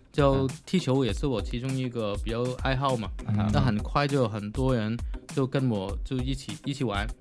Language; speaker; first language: Chinese; non-native, fluent; Cantonese